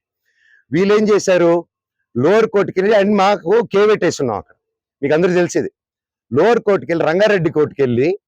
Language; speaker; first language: Telugu; native; Telugu